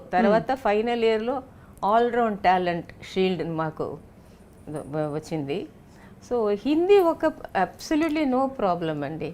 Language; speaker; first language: Telugu; non-native, local second language; Tamil